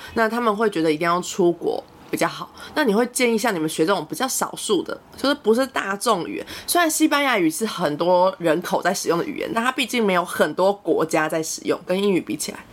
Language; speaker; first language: Chinese; native; Chinese